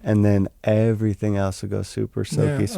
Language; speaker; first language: English; native; English